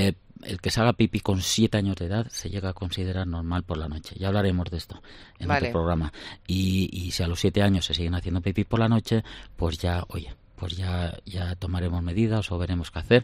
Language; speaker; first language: Spanish; native; Spanish